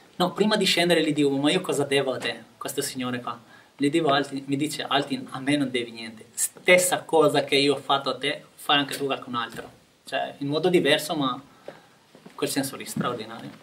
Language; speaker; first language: Italian; non-native, fluent; Albanian